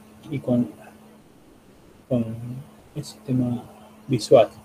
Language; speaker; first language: Spanish; native; Spanish